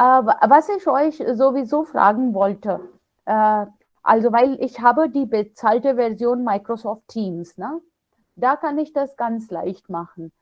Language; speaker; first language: German; non-native, fluent; Hindi